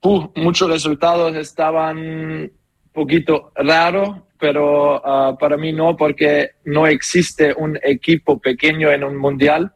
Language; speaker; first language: Spanish; non-native, learner; German